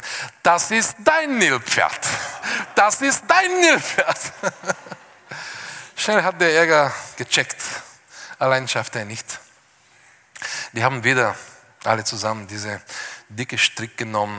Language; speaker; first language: German; non-native, fluent; Bulgarian